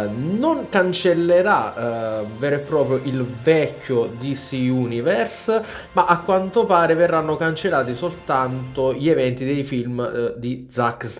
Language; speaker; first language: Italian; native; Italian